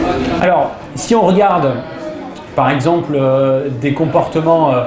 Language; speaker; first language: French; native; French